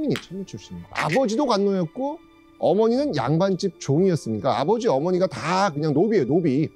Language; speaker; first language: Korean; native; Korean